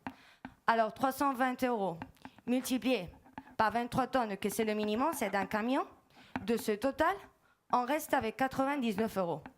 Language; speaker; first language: French; non-native, fluent; Spanish